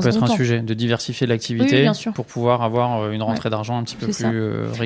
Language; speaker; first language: French; native; French